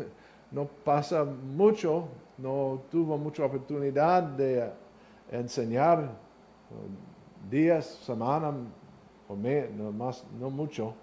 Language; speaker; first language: Spanish; non-native, learner; English